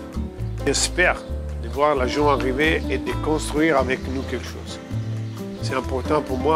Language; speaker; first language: French; non-native, fluent; Italian